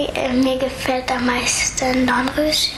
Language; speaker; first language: German; early bilingual, other home language; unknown